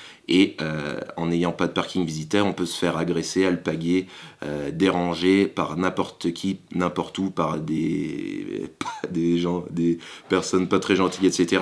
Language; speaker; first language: French; native; French